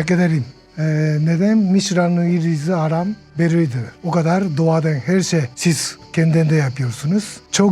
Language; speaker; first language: Turkish; non-native, learner; Japanese